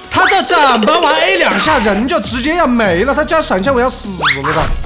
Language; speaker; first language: Chinese; native; Chinese